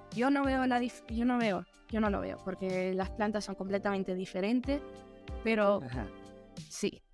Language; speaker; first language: Spanish; early bilingual, heritage; Spanish